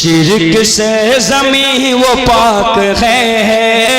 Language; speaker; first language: Hindi; native; Hindi